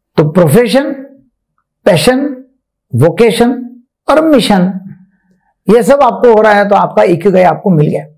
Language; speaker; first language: Hindi; non-native, local second language; Marathi